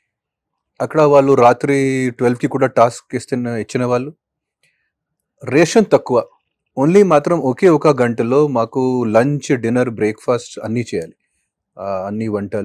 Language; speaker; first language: Telugu; non-native, fluent; Hindi